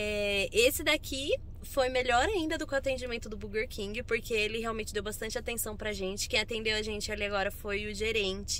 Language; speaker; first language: Portuguese; native; Portuguese